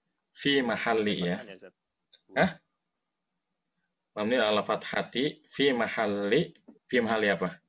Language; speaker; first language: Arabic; non-native, fluent; Indonesian